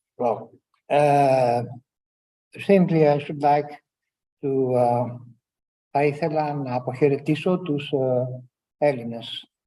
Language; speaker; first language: Greek; native; Greek